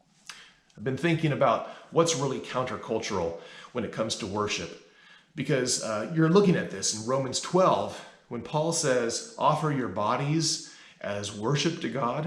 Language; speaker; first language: English; native; English